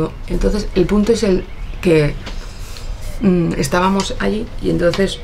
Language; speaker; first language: Spanish; native; Spanish